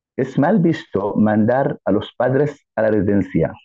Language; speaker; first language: Spanish; non-native, fluent; Arabic